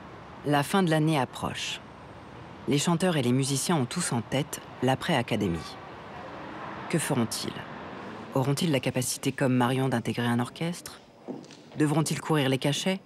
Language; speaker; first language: French; native; French